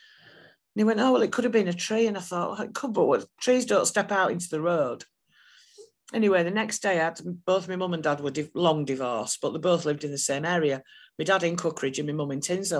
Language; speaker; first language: English; native; English